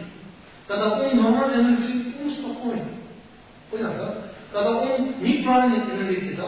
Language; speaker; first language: Russian; non-native, learner; Tibetan